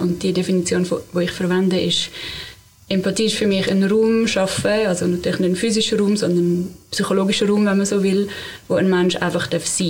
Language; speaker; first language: German; native; German